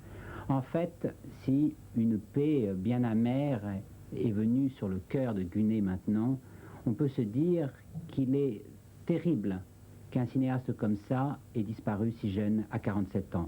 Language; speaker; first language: French; native; French